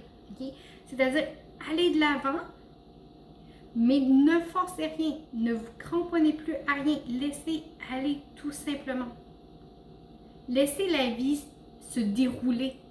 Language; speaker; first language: French; native; French